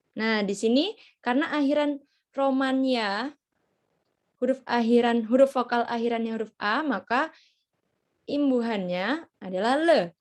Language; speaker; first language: Indonesian; native; Indonesian